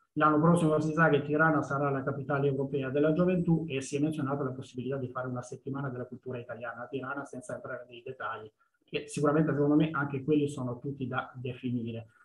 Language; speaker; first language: Italian; non-native, fluent; Albanian